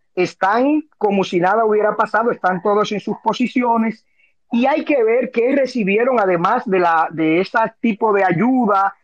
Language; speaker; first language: Spanish; native; Spanish